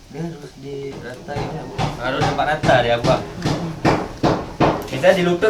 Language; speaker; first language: Indonesian; native; Indonesian